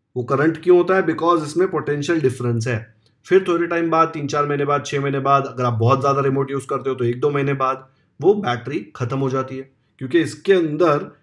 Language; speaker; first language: Hindi; non-native, local second language; Marathi